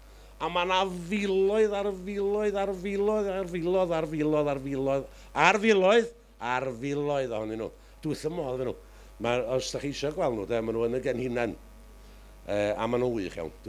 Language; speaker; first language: Welsh; native; Welsh